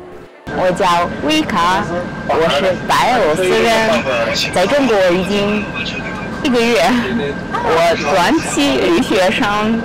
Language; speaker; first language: Chinese; non-native, learner; Russian